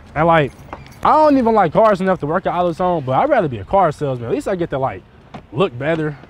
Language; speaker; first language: English; native; English